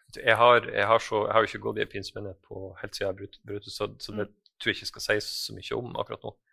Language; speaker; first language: Norwegian; native; Norwegian